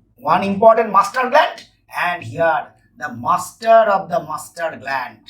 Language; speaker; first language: English; non-native, local second language; Bangla